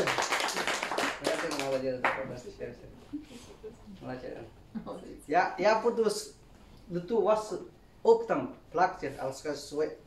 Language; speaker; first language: Russian; non-native, learner; Chinese